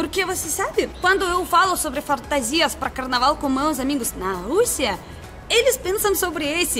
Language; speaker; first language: Portuguese; non-native, learner; Russian